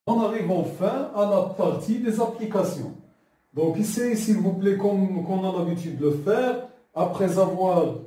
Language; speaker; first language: French; non-native, local second language; Arabic